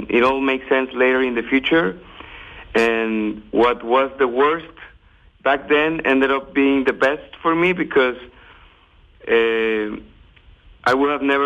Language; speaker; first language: English; non-native, fluent; Spanish